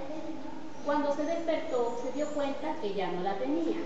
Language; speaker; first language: Spanish; native; Spanish